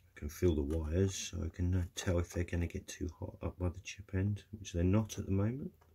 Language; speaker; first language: English; native; English